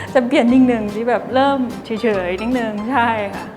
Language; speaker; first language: Thai; non-native, fluent; Korean